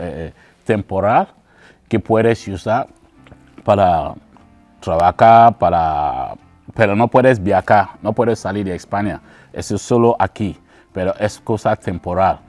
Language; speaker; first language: Spanish; non-native, learner; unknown